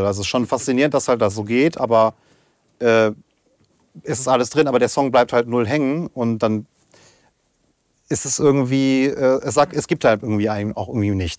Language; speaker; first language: German; native; German